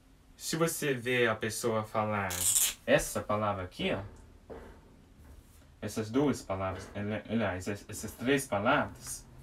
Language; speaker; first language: Portuguese; early bilingual, heritage; English